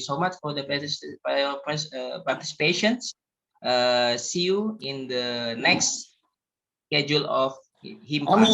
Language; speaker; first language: English; non-native, learner; Indonesian